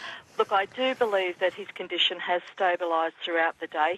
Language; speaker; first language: English; native; English